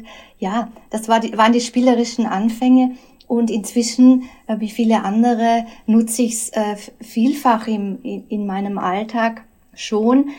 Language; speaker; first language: German; native; German